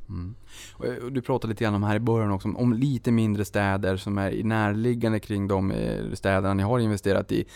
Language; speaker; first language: Swedish; native; Swedish